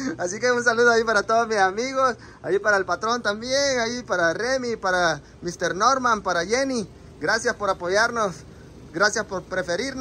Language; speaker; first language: Spanish; native; Spanish